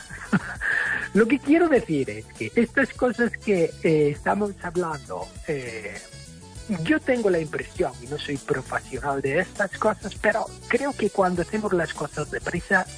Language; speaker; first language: Spanish; non-native, fluent; English